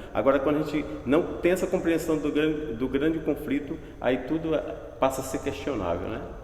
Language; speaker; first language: Portuguese; native; Portuguese